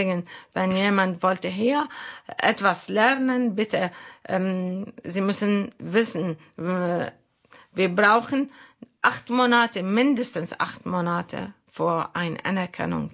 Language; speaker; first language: German; non-native, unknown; Arabic